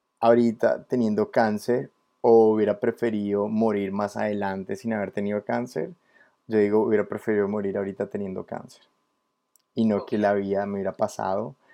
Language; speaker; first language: Spanish; native; Spanish